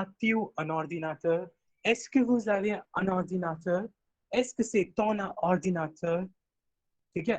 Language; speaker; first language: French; non-native, fluent; Hindi